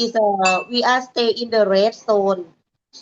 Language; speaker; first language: English; non-native, learner; Thai